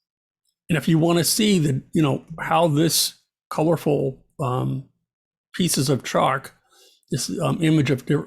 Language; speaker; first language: English; native; English